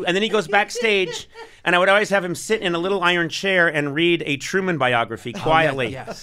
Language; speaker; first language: English; native; English